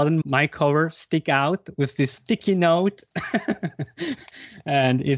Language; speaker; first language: English; non-native, fluent; Swiss German